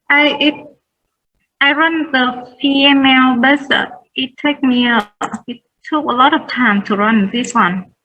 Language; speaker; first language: English; non-native, learner; Vietnamese